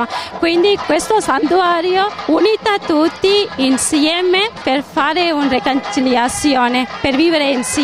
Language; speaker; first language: Italian; non-native, learner; Tamil